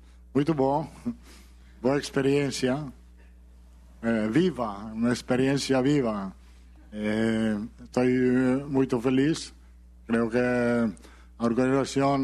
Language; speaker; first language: Portuguese; non-native, learner; Spanish